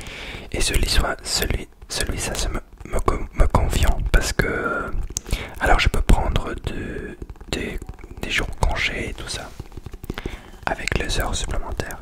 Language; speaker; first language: French; non-native, learner; English